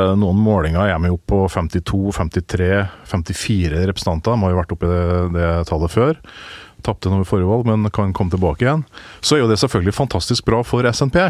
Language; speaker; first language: Norwegian; native; Norwegian